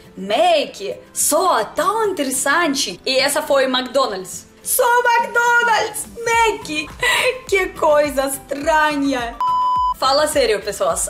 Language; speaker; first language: Portuguese; non-native, learner; Russian